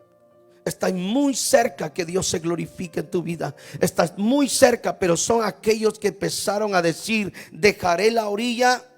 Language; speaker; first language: Spanish; native; Spanish